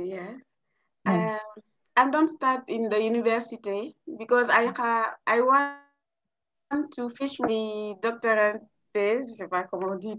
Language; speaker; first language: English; non-native, learner; French